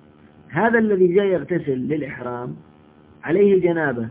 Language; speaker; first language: Arabic; native; Arabic